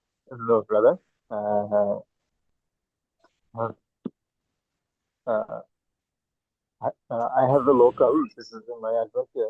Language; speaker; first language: English; non-native, learner; Bangla